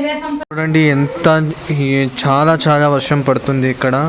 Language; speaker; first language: Telugu; non-native, local second language; Kannada